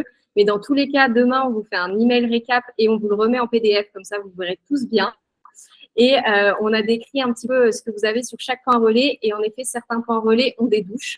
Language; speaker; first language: French; native; French